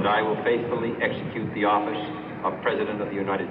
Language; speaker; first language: English; native; English